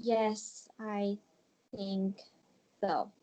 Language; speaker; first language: English; non-native, learner; Japanese